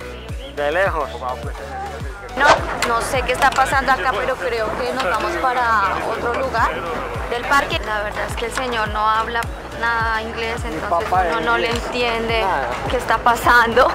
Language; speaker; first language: Spanish; native; Spanish